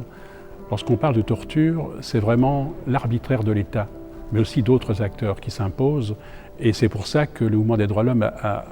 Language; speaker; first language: French; native; French